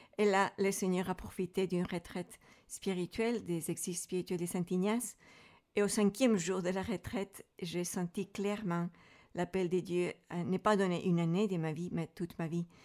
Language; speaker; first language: French; non-native, fluent; Spanish